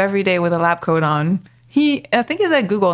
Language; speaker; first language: English; non-native, local second language; French